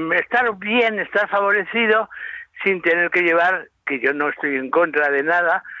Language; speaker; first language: Spanish; native; Spanish